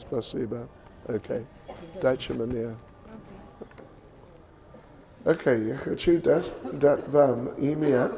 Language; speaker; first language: Russian; non-native, learner; English